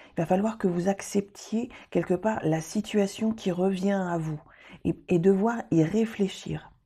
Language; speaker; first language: French; native; French